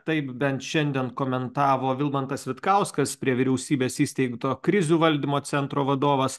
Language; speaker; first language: Lithuanian; native; Lithuanian